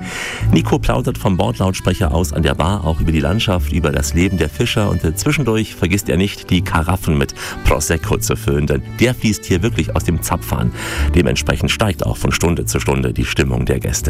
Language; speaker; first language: German; native; German